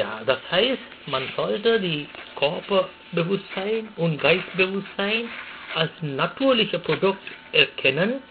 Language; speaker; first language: German; non-native, fluent; Sinhala